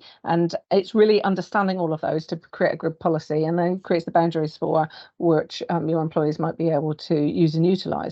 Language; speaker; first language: English; native; English